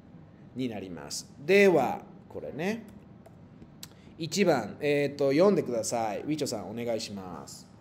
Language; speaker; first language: Japanese; non-native, fluent; Spanish